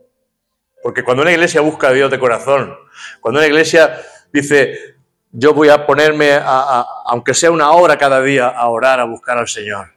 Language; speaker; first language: Spanish; native; Spanish